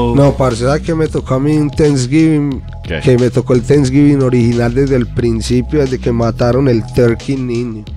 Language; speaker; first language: Spanish; native; Spanish